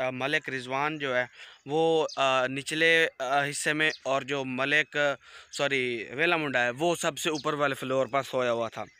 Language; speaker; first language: Urdu; non-native, local second language; Punjabi